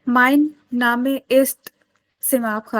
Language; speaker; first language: German; non-native, learner; Urdu